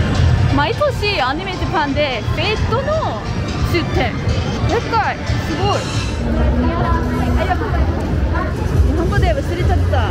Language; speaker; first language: Japanese; non-native, learner; English